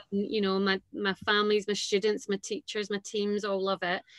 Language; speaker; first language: English; native; English